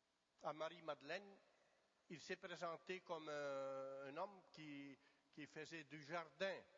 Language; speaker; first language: French; non-native, fluent; Italian